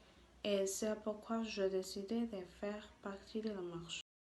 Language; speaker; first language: French; non-native, learner; Spanish